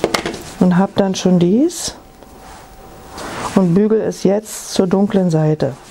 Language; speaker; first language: German; native; German